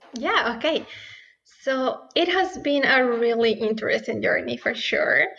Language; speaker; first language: English; non-native, fluent; Spanish